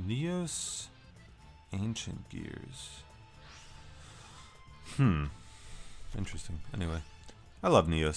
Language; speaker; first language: English; native; English